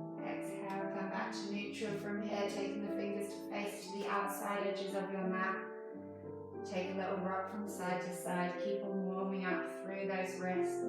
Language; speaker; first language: English; native; English